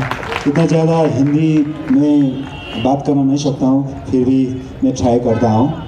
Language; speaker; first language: Hindi; non-native, learner; Nepali